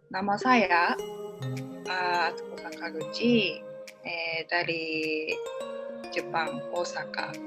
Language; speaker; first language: Indonesian; non-native, learner; Japanese